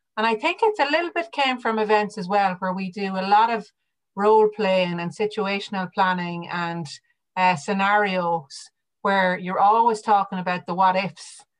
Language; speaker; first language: English; native; English